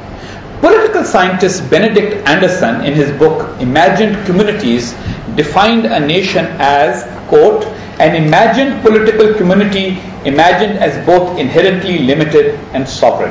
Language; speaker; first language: English; non-native, local second language; Urdu